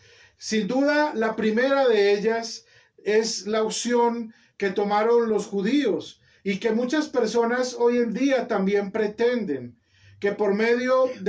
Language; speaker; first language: Spanish; native; Spanish